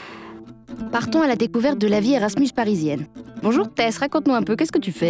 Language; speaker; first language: French; native; French